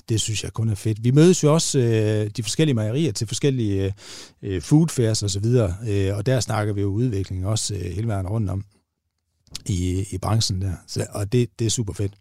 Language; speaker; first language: Danish; native; Danish